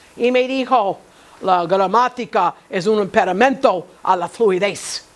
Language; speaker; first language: Spanish; non-native, learner; English